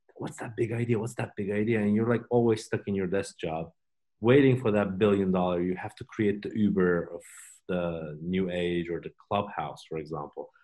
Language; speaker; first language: English; non-native, fluent; Turkish